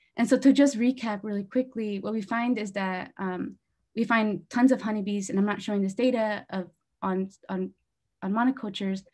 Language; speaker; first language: English; native; English